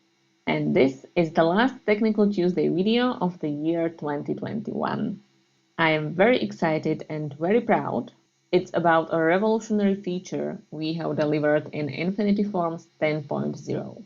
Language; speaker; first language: English; non-native, fluent; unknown